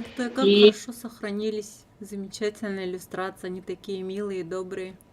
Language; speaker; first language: Russian; native; Russian